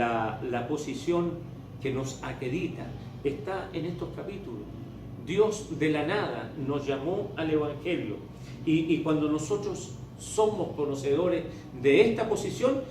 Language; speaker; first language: Spanish; native; Spanish